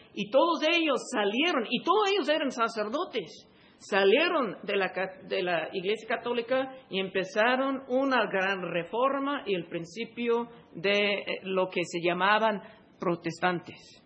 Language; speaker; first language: Spanish; non-native, fluent; English